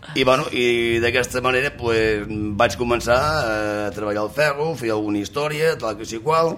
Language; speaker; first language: Catalan; native; Catalan